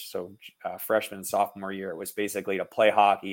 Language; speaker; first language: English; native; English